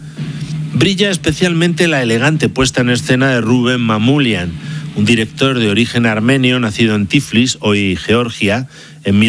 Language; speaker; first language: Spanish; native; Spanish